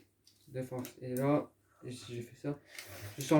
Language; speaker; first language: French; native; French